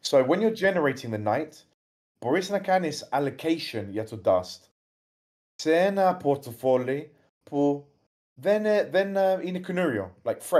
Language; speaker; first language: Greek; early bilingual, heritage; English